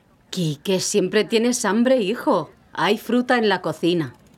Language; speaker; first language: Spanish; native; Spanish